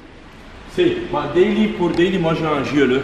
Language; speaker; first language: French; non-native, fluent; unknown